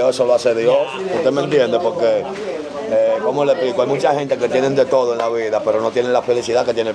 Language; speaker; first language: Spanish; native; Spanish